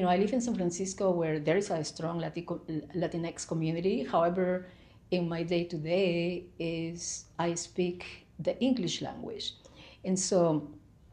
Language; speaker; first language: English; non-native, fluent; Spanish